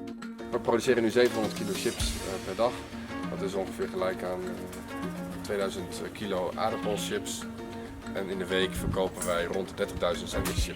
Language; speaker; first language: Dutch; native; Dutch